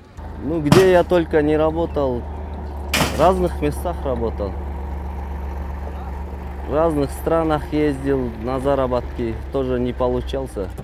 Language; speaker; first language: Russian; non-native, local second language; Kyrgyz